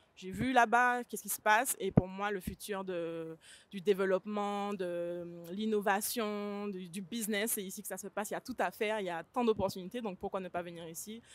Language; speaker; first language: French; native; French